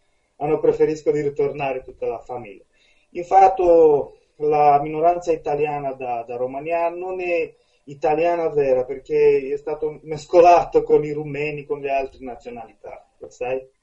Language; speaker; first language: Italian; non-native, fluent; Romanian